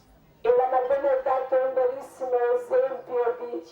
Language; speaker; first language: Italian; non-native, learner; Croatian